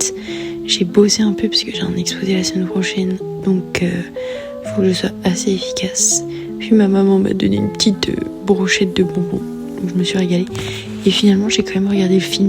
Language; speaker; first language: French; native; French